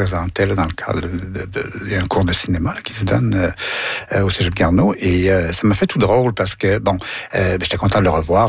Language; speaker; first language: French; native; French